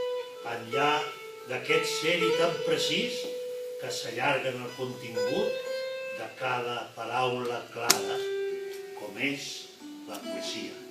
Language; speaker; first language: Catalan; native; Catalan